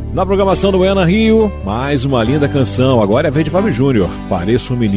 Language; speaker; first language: Portuguese; native; Portuguese